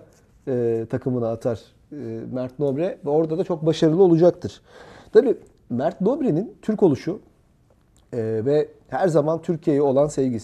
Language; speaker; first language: Turkish; native; Turkish